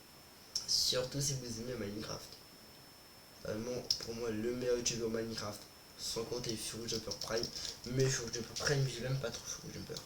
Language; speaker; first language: French; native; French